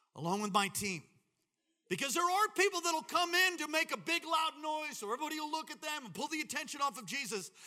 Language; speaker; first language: English; native; English